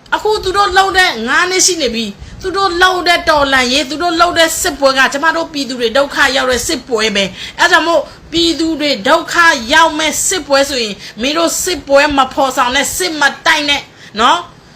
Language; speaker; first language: Burmese; non-native, local second language; S'gaw Karen